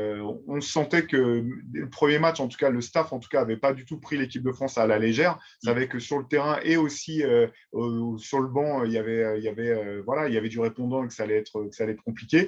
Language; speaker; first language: French; native; French